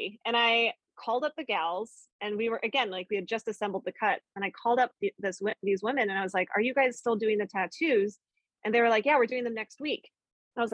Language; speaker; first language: English; native; English